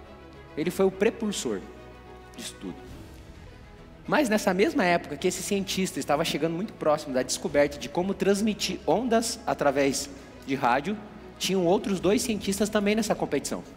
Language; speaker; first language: Portuguese; native; Portuguese